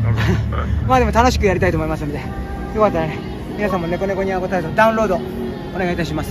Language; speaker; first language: Japanese; native; Japanese